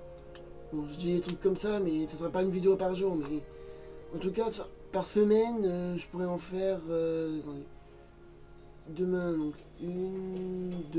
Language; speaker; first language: French; native; French